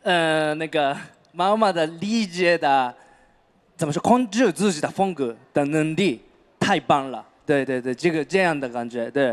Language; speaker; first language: Chinese; non-native, fluent; Japanese